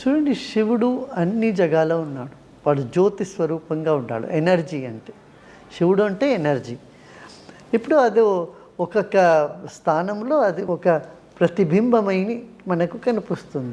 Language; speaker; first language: Telugu; non-native, local second language; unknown